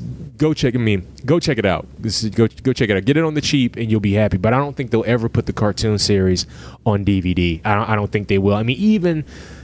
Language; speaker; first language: English; native; English